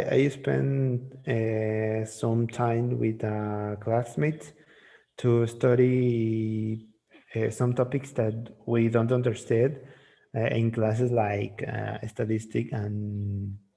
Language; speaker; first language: English; non-native, learner; Spanish